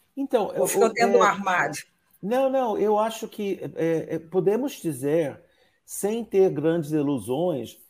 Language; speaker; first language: Portuguese; non-native, fluent; English